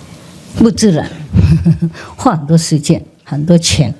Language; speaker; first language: Chinese; non-native, fluent; Vietnamese